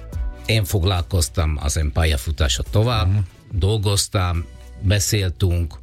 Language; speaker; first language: Hungarian; non-native, fluent; Italian